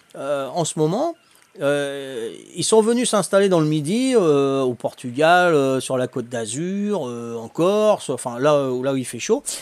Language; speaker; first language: French; native; French